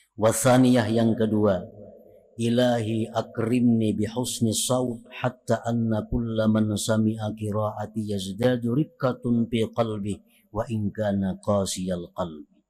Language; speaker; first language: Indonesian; non-native, local second language; Banjar